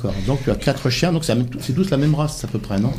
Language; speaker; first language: French; native; French